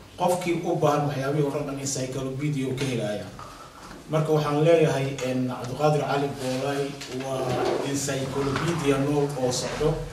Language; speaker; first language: Somali; native; Somali